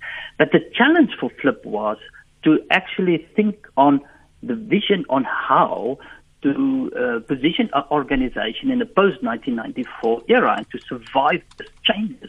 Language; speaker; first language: English; non-native, local second language; Afrikaans